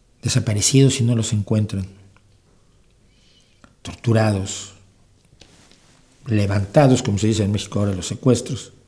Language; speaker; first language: Spanish; native; Spanish